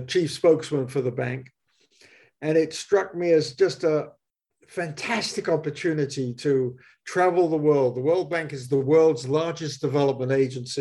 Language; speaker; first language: English; native; English